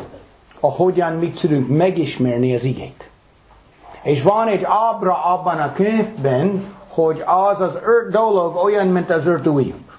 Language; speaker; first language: Hungarian; non-native, fluent; English